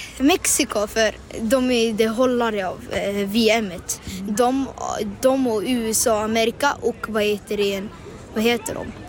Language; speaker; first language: Swedish; non-native, learner; Arabic